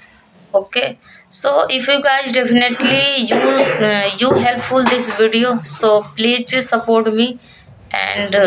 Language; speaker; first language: English; non-native, learner; Hindi